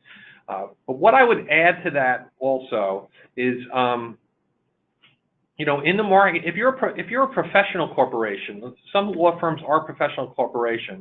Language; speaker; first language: English; native; English